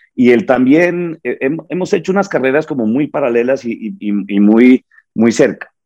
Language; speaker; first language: Spanish; native; Spanish